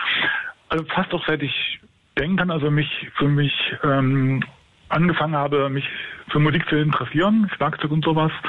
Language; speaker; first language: German; native; German